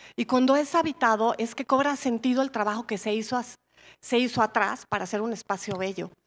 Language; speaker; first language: Spanish; native; Spanish